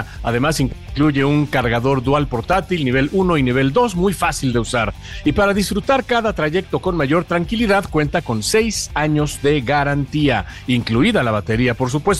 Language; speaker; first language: Spanish; native; Spanish